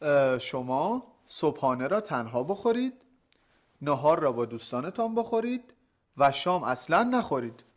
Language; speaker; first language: Persian; non-native, fluent; Arabic